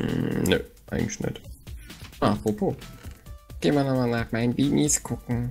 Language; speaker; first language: German; native; German